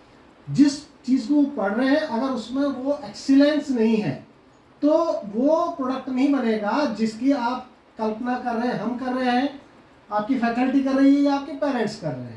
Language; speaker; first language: Hindi; native; Hindi